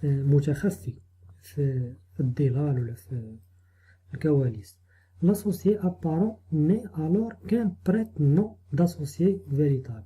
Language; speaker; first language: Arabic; native; Arabic